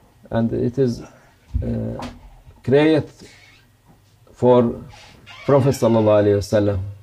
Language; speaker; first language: English; non-native, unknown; Turkish